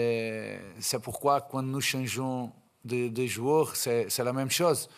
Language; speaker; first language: French; non-native, fluent; Portuguese